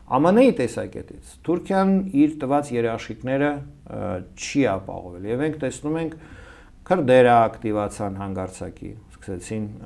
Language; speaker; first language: Armenian; native; Armenian